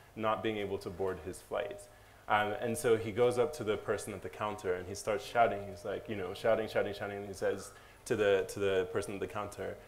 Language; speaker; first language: English; native; English